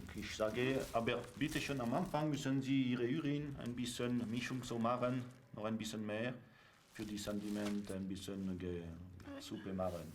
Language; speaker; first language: German; non-native, local second language; French